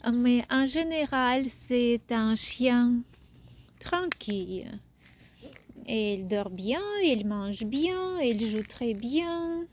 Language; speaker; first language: French; non-native, fluent; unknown